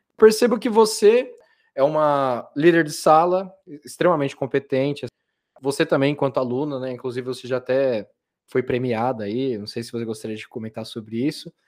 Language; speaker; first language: Portuguese; native; Portuguese